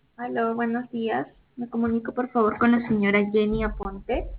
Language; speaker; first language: Spanish; native; Spanish